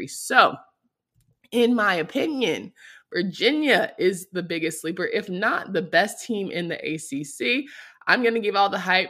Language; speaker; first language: English; native; English